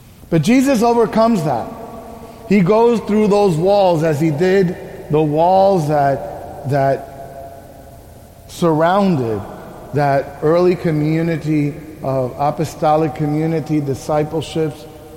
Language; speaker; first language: English; early bilingual, other home language; Spanish